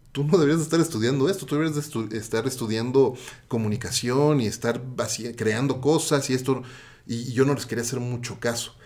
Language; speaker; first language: Spanish; native; Spanish